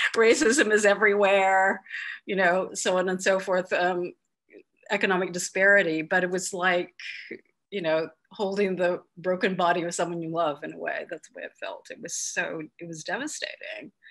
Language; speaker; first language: English; native; English